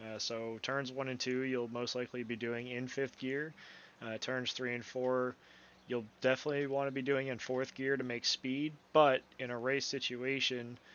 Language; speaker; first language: English; native; English